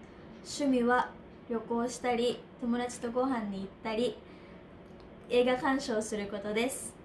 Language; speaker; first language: Japanese; non-native, learner; Filipino